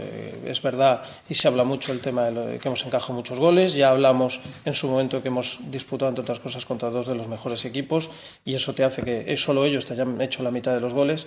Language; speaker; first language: Spanish; native; Spanish